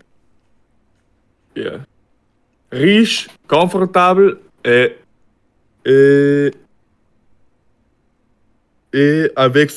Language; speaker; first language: French; non-native, learner; Russian